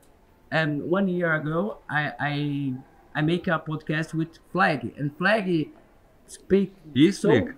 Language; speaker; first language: English; non-native, learner; Portuguese